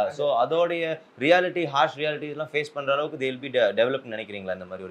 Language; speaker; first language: Tamil; native; Tamil